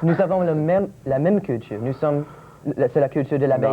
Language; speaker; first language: French; non-native, local second language; English